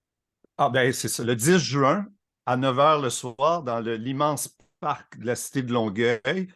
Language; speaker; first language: French; native; French